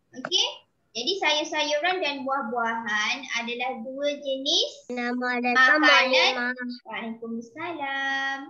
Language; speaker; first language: Malay; native; Malay